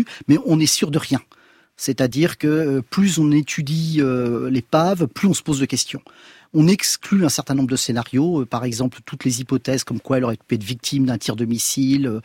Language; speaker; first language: French; native; French